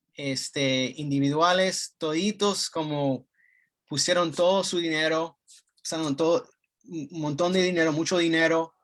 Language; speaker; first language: Spanish; early bilingual, heritage; Spanish